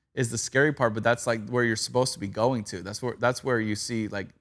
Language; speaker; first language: English; native; English